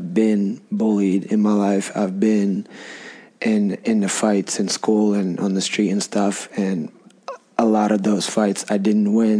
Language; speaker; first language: English; non-native, fluent; Russian